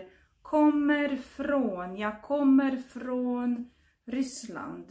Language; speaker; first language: Swedish; non-native, fluent; Russian